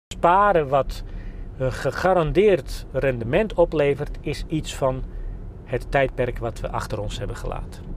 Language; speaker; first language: Dutch; non-native, fluent; Bosnian